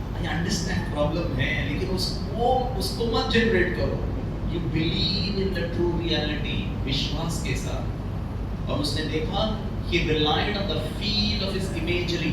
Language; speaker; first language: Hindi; non-native, local second language; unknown